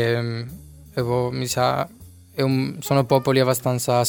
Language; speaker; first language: Italian; non-native, fluent; Spanish